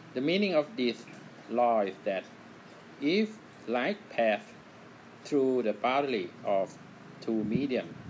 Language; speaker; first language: English; non-native, fluent; Thai